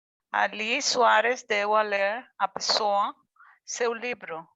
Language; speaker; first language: Portuguese; non-native, learner; Spanish